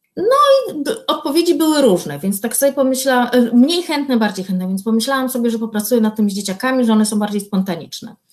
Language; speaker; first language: Polish; native; Polish